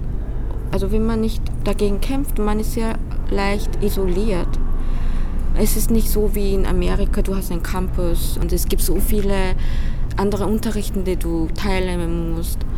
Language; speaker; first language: German; non-native, fluent; Korean